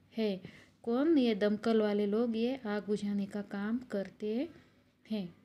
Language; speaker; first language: Hindi; non-native, local second language; Marathi